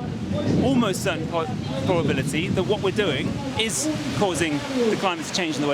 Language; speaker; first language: English; native; English